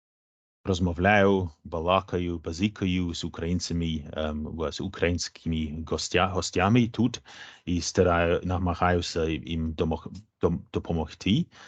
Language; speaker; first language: Ukrainian; non-native, fluent; English